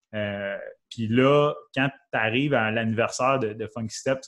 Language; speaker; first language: French; native; French